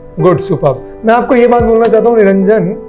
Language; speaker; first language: Hindi; native; Hindi